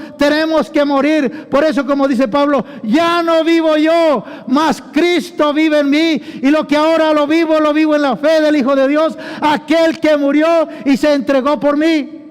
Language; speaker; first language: Spanish; native; Spanish